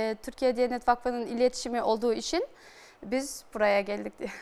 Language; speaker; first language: Turkish; non-native, fluent; Kyrgyz